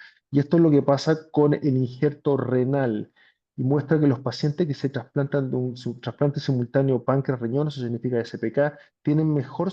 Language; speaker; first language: Spanish; native; Spanish